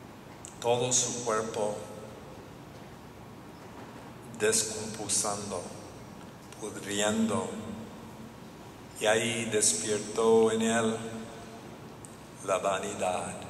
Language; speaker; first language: Spanish; non-native, learner; English